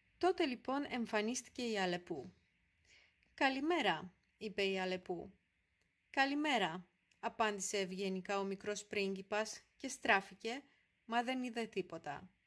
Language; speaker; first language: Greek; non-native, fluent; Polish